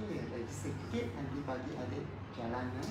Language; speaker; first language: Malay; non-native, local second language; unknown